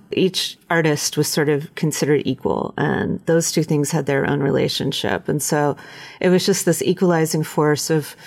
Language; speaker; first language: English; native; English